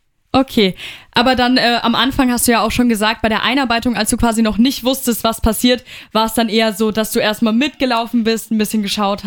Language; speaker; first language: German; native; German